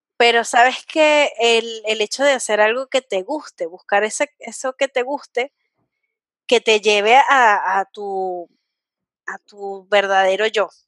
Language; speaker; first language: Spanish; native; Spanish